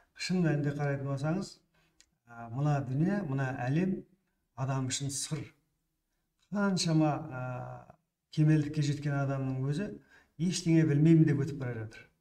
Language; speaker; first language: Kazakh; native; Kazakh